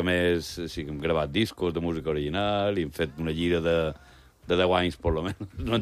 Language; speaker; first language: Catalan; native; Catalan